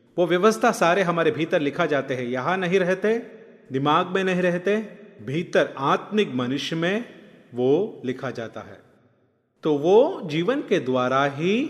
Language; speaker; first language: Hindi; non-native, local second language; Malayalam